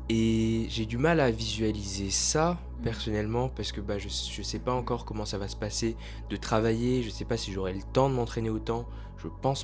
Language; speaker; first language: French; native; French